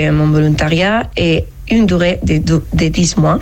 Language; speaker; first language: French; non-native, fluent; Spanish